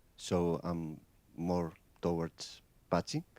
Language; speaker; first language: English; non-native, fluent; Greek